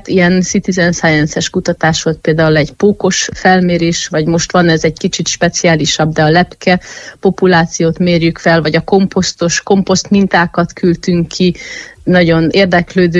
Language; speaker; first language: Hungarian; native; Hungarian